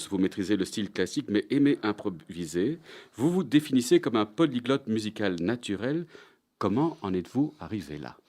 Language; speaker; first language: French; native; French